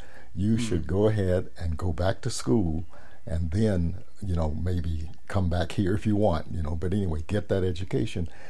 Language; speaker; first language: English; native; English